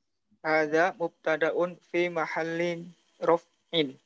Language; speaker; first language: Arabic; non-native, learner; Indonesian